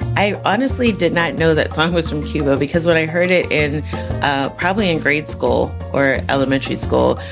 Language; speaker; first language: English; native; English